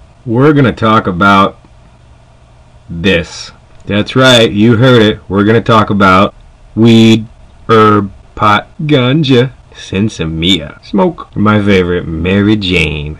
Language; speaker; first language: English; native; English